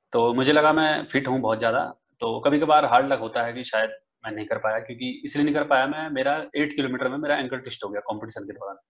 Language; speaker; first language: Hindi; native; Hindi